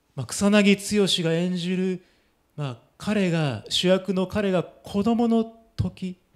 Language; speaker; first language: Japanese; native; Japanese